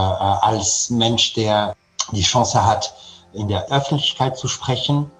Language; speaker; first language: German; non-native, fluent; French